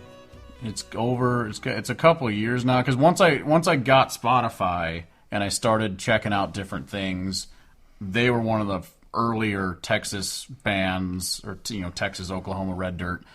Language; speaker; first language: English; native; English